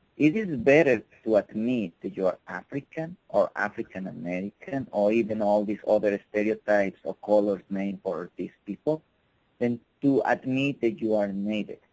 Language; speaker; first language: English; non-native, fluent; Spanish